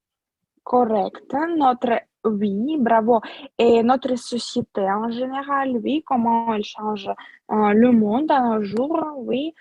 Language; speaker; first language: French; non-native, fluent; Russian